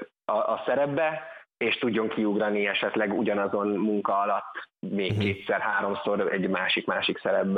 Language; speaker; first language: Hungarian; native; Hungarian